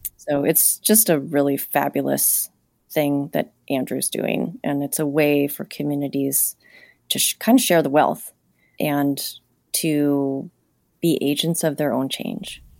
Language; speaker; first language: English; native; English